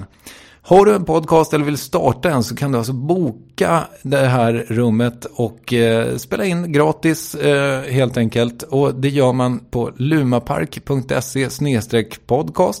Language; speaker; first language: Swedish; native; Swedish